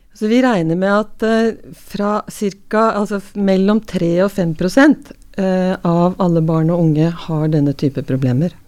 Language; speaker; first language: Norwegian; native; Norwegian